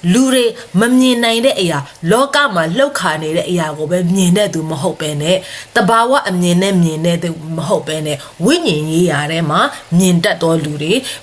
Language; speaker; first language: Burmese; non-native, local second language; Tedim Chin